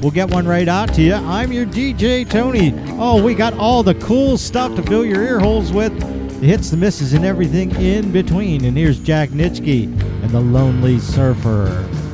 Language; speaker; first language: English; native; English